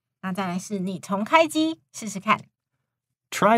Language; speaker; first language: Chinese; native; Chinese